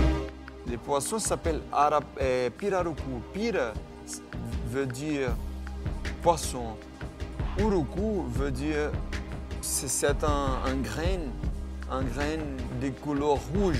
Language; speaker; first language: French; non-native, fluent; Portuguese